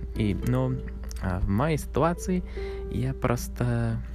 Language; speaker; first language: Russian; non-native, learner; English